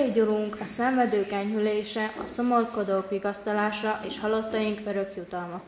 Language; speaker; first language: Hungarian; native; Hungarian